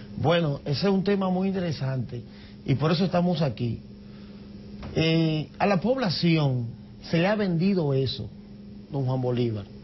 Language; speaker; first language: Spanish; native; Spanish